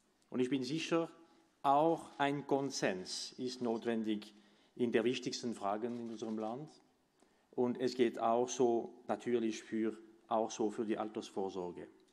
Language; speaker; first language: German; non-native, local second language; French